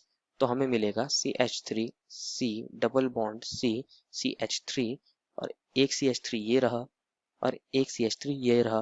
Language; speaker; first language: Hindi; native; Hindi